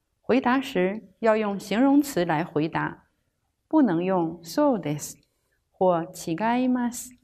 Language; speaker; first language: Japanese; non-native, fluent; Chinese